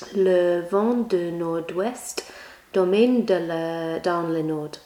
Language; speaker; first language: French; non-native, learner; English